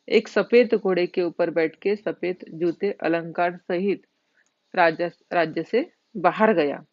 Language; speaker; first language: Hindi; non-native, local second language; Marathi